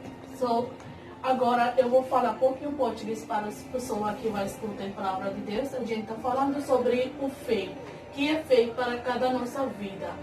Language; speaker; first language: Portuguese; non-native, learner; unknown